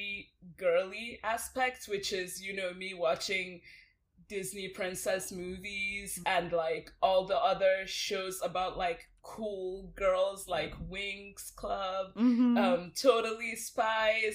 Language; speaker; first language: English; non-native, local second language; Hausa